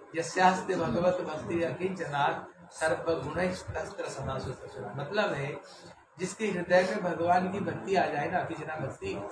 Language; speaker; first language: Hindi; non-native, local second language; Bangla